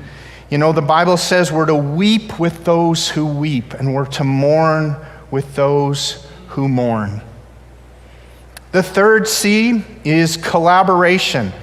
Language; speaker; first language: English; native; English